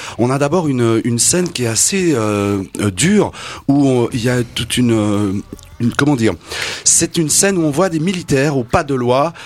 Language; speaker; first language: French; native; French